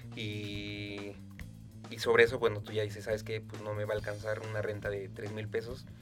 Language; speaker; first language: Spanish; native; Spanish